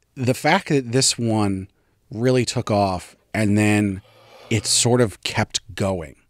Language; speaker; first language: English; native; English